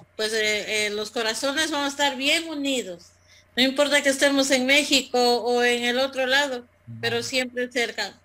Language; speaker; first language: Spanish; native; Spanish